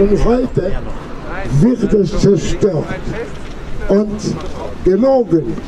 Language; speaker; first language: German; non-native, fluent; Greek